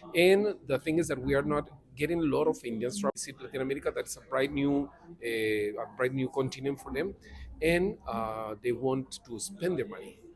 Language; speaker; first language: English; non-native, fluent; Spanish